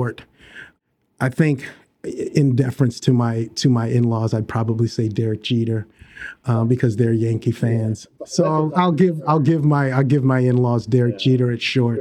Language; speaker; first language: English; native; English